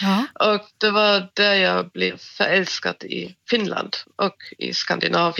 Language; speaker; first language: Swedish; non-native, fluent; German